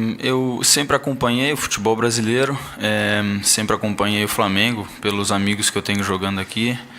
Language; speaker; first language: Portuguese; early bilingual, heritage; Portuguese